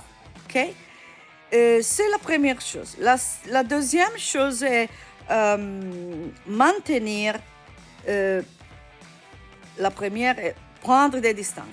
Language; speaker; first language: French; non-native, learner; Italian